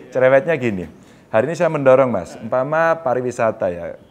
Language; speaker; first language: Indonesian; native; Indonesian